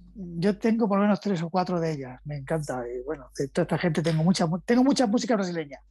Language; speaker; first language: Spanish; native; Spanish